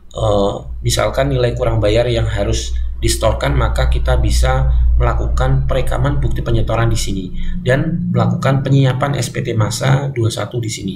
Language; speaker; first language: Indonesian; native; Indonesian